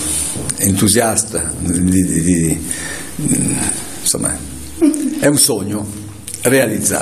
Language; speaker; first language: Italian; native; Italian